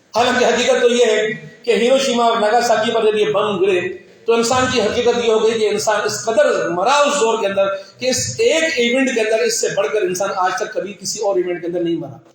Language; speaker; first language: Urdu; non-native, local second language; Sindhi